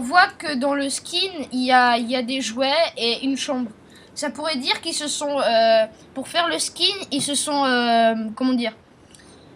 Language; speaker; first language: French; native; French